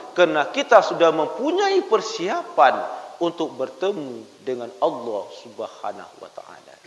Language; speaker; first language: Malay; non-native, local second language; Minangkabau